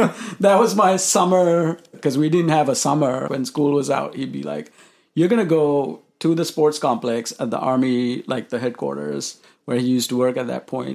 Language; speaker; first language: English; non-native, local second language; Sinhala